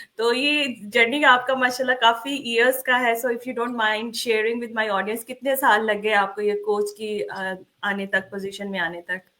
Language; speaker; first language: Urdu; native; Urdu